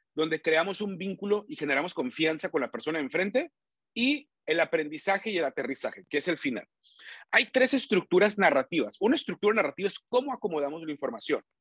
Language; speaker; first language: Spanish; native; Spanish